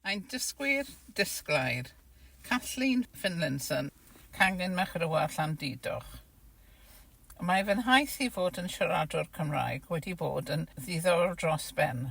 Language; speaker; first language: Welsh; non-native, fluent; English